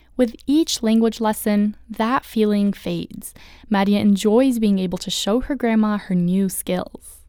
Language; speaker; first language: English; early bilingual, other home language; Arabic